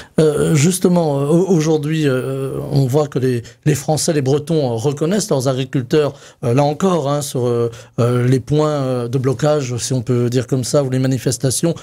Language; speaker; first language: French; native; French